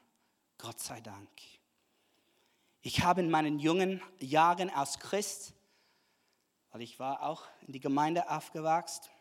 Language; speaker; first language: German; non-native, fluent; English